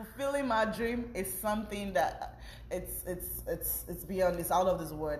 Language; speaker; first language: English; non-native, local second language; Yoruba